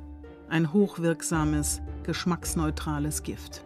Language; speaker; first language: German; native; German